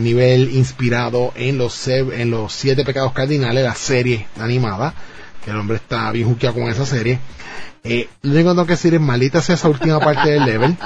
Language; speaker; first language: Spanish; native; Spanish